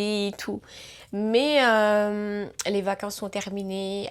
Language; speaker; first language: French; non-native, local second language; Wolof